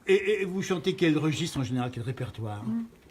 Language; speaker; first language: French; native; French